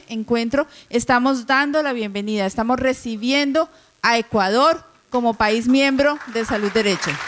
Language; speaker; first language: Spanish; native; Spanish